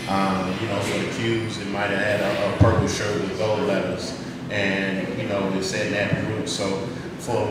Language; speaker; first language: English; native; English